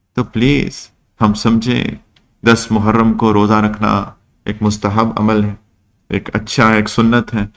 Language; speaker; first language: Urdu; native; Urdu